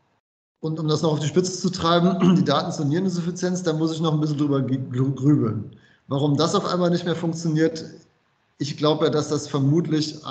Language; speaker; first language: German; native; German